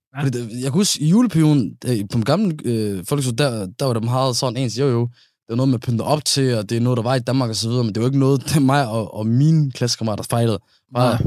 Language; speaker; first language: Danish; early bilingual, other home language; Somali